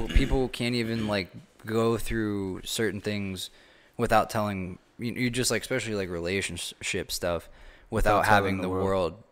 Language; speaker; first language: English; native; English